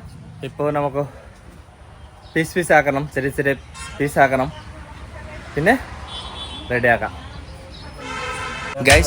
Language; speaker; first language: Malayalam; non-native, learner; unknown